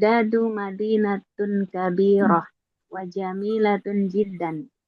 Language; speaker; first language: Arabic; non-native, learner; Indonesian